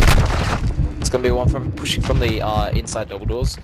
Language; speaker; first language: English; native; English